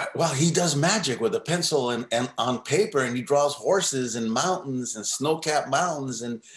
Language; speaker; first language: English; native; English